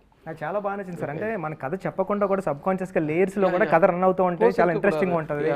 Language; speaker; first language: Telugu; native; Telugu